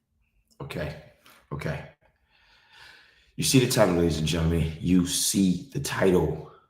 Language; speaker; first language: English; native; English